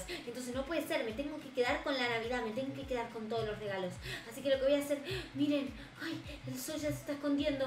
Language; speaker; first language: Spanish; native; Spanish